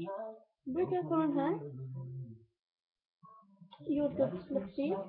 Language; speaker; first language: Swedish; non-native, learner; Korean